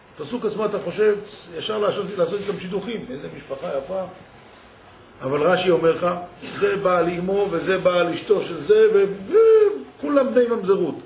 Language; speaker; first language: Hebrew; native; Hebrew